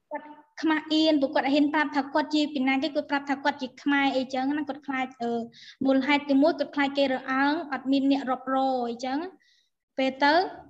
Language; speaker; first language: Khmer; non-native, local second language; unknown